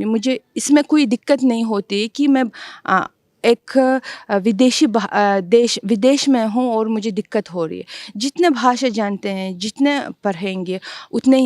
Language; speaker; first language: Hindi; non-native, fluent; Uzbek